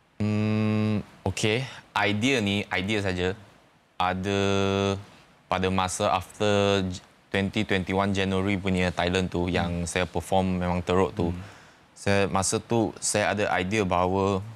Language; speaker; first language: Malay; non-native, local second language; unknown